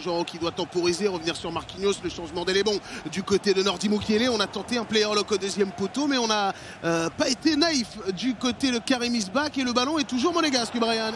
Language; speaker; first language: French; native; French